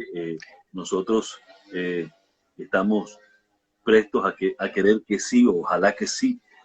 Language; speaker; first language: Spanish; native; Spanish